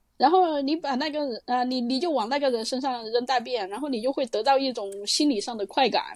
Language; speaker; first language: Chinese; native; Chinese